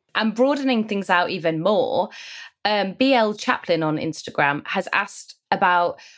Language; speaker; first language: English; native; English